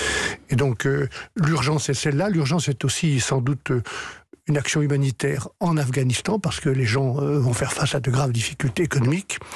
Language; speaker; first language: French; native; French